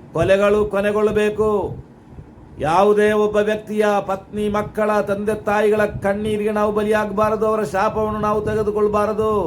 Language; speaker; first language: Kannada; non-native, local second language; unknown